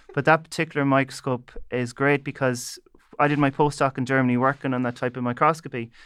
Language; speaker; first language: English; native; English